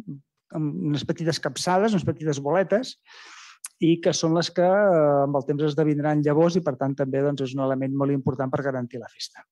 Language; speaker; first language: Catalan; native; Catalan